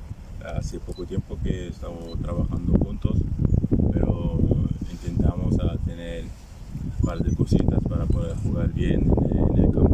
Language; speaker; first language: Spanish; non-native, fluent; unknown